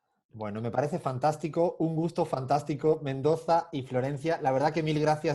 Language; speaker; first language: Spanish; native; Spanish